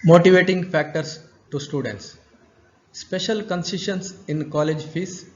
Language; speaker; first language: English; non-native, local second language; Kannada